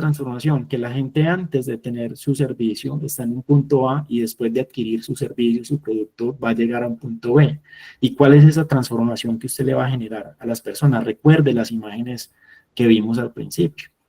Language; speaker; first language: Spanish; native; Spanish